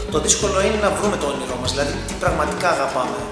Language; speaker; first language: Greek; early bilingual, heritage; Greek